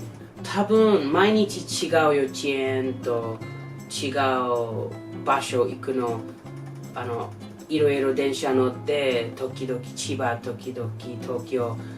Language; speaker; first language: Japanese; non-native, learner; English